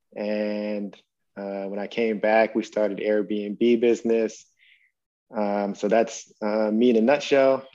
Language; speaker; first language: English; native; English